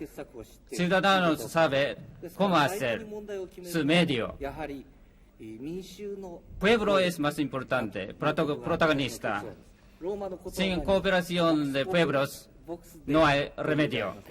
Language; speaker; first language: Spanish; non-native, learner; Japanese